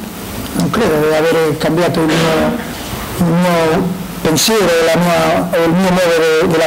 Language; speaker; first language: Italian; non-native, learner; Spanish